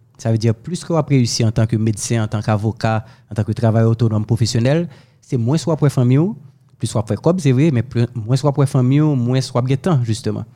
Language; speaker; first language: French; non-native, local second language; Haitian Creole